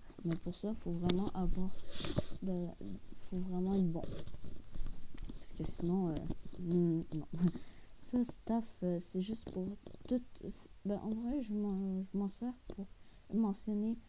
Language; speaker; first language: French; native; French